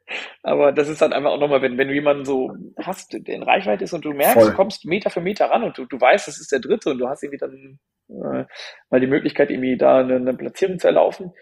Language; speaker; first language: German; native; German